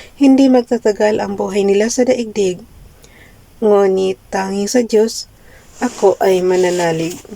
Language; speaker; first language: Filipino; non-native, local second language; Cebuano